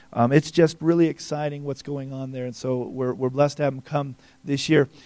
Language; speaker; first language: English; native; English